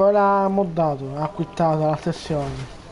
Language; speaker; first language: Italian; native; Italian